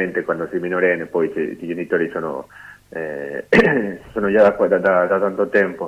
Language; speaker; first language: Italian; non-native, fluent; Spanish